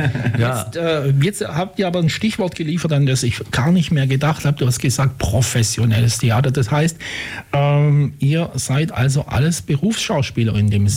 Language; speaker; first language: German; native; German